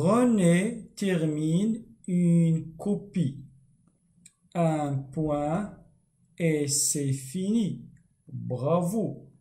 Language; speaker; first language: French; non-native, fluent; Arabic